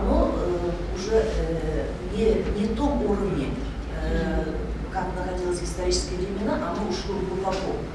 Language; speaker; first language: Russian; non-native, local second language; Kazakh